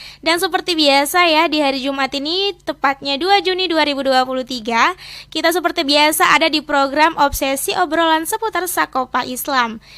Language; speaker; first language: Indonesian; native; Indonesian